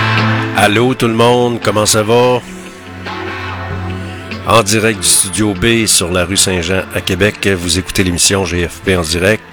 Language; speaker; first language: French; native; French